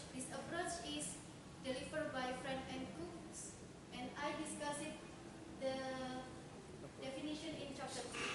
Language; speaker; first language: English; non-native, fluent; Indonesian